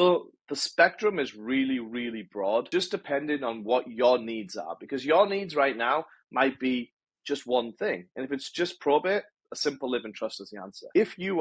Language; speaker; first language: English; native; English